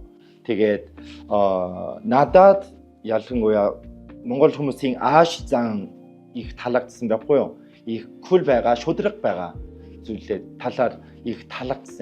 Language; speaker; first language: Mongolian; non-native, learner; Korean